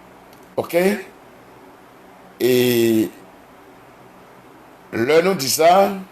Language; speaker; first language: French; non-native, learner; Haitian Creole